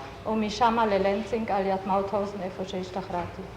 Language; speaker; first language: Hebrew; non-native, fluent; German